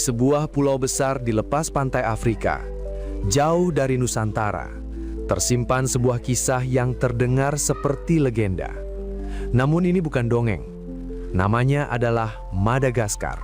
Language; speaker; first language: Indonesian; native; Indonesian